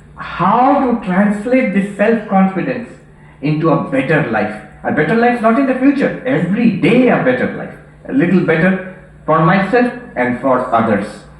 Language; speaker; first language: English; non-native, local second language; Bangla